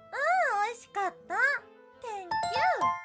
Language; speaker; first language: Japanese; native; Japanese